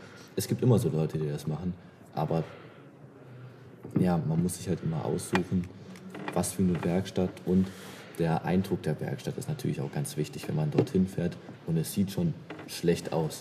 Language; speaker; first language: German; native; German